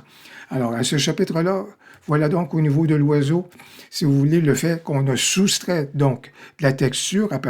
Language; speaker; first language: French; native; French